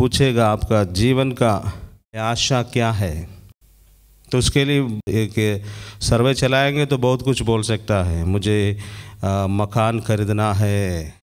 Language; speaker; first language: Hindi; non-native, local second language; Malayalam